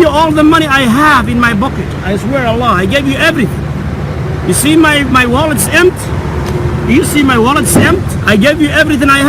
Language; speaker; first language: English; non-native, fluent; Somali